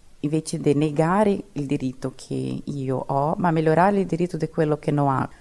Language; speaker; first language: Italian; non-native, fluent; Portuguese